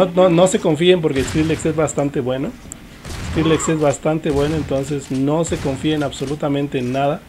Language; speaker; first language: Spanish; native; Spanish